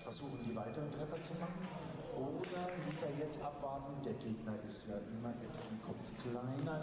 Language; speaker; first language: German; native; German